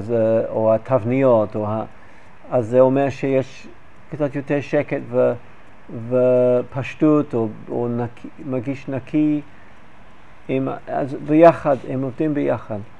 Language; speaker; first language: Hebrew; non-native, fluent; English